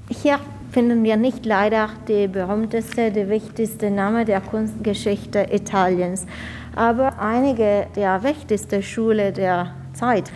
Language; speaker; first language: German; non-native, fluent; Italian